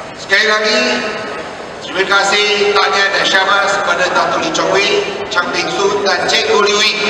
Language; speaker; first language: Malay; non-native, local second language; Chinese